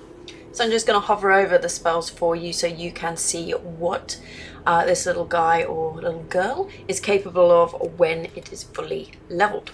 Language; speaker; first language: English; native; English